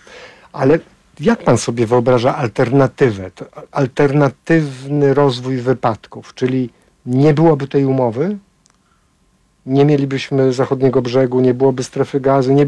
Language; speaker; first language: Polish; native; Polish